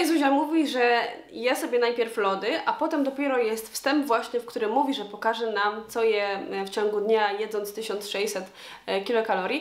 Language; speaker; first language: Polish; native; Polish